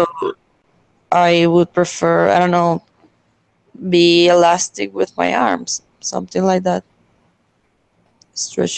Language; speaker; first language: English; non-native, learner; Spanish